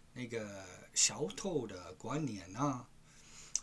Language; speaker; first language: Chinese; non-native, learner; English